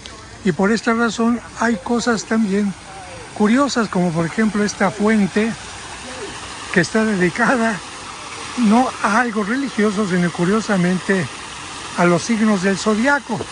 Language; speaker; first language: Spanish; native; Spanish